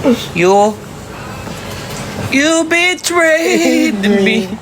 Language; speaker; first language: English; non-native, local second language; Filipino